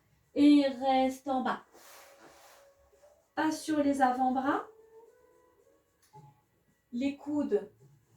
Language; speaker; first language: French; native; French